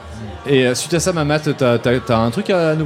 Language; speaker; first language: French; native; French